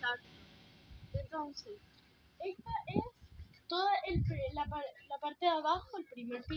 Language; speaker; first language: Spanish; early bilingual, heritage; Spanish